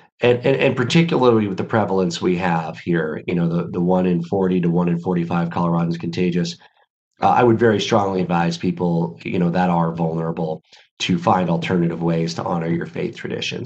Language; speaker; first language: English; native; English